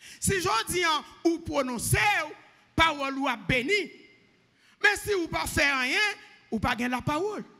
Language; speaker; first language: French; non-native, local second language; Haitian Creole